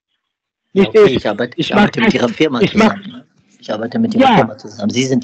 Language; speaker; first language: German; native; German